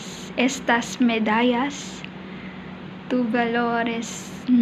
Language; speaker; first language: Spanish; non-native, learner; Filipino